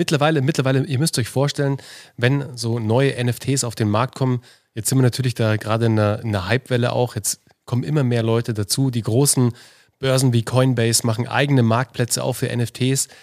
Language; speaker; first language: German; native; German